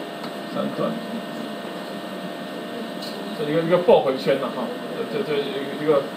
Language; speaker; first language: Chinese; native; Chinese